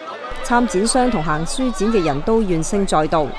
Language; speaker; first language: Cantonese; native; Cantonese